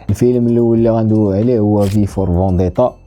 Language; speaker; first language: Arabic; native; Arabic